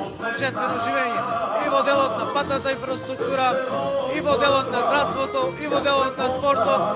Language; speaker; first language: Macedonian; native; Macedonian